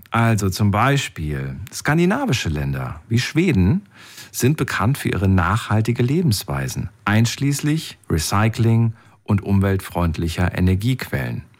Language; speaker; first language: German; native; German